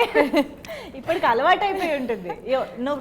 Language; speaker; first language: Telugu; native; Telugu